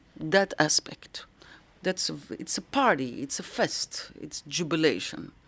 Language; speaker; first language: English; non-native, fluent; Dutch